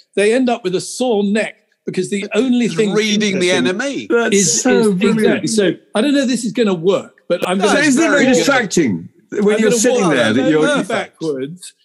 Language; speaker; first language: English; native; English